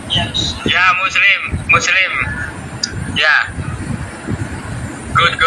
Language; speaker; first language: English; non-native, learner; Indonesian